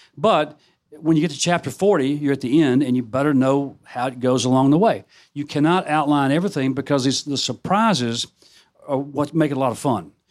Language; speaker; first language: English; native; English